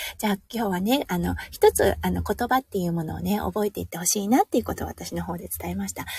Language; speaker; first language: Japanese; native; Japanese